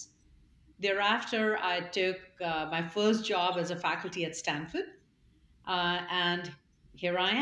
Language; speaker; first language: English; non-native, local second language; Hindi